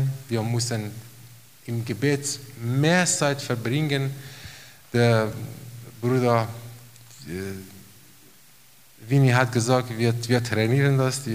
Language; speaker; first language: German; non-native, fluent; Romanian